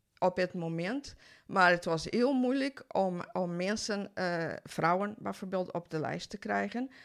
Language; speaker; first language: Dutch; non-native, fluent; Portuguese